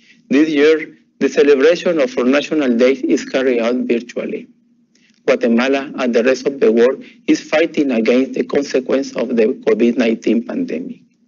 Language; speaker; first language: English; non-native, fluent; Spanish